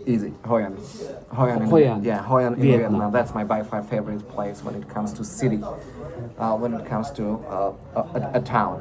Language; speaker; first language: English; non-native, fluent; Slovak